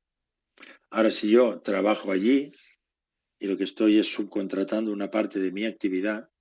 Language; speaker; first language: Spanish; native; Spanish